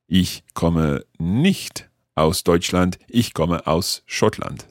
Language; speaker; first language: German; non-native, learner; English